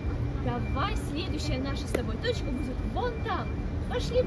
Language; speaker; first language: Russian; native; Russian